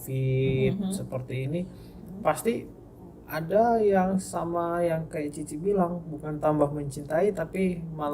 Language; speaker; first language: Indonesian; native; Indonesian